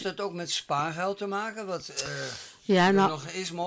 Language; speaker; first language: Dutch; native; Dutch